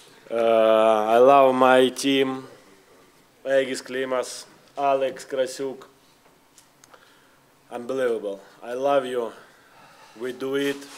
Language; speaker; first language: English; non-native, learner; Ukrainian